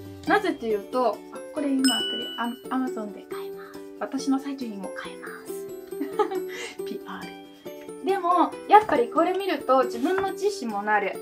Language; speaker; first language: Japanese; non-native, fluent; Italian